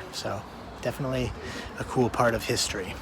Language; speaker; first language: English; native; English